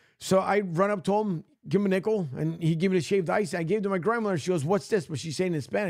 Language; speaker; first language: English; native; English